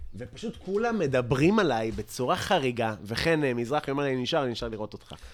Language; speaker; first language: Hebrew; native; Hebrew